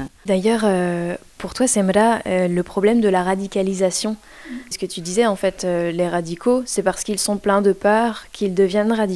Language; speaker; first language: French; native; French